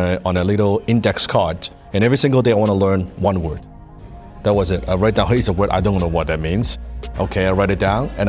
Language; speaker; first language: English; non-native, local second language; Cantonese